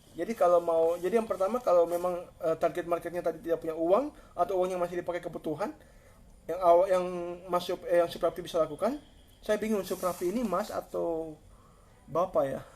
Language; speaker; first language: Indonesian; native; Indonesian